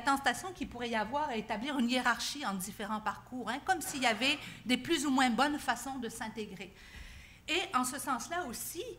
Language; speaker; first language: French; native; French